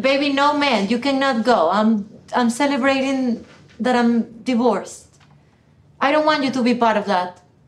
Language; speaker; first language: English; non-native, fluent; Spanish